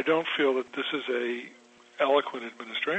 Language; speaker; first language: English; native; English